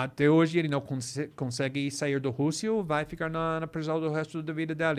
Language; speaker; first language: Portuguese; non-native, fluent; English